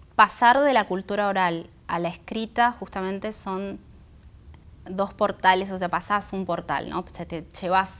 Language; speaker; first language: Spanish; non-native, local second language; Guarani